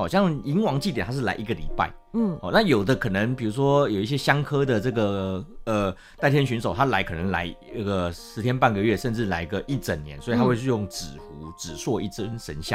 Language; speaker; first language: Chinese; native; Chinese